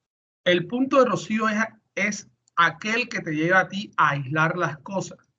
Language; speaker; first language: Spanish; native; Spanish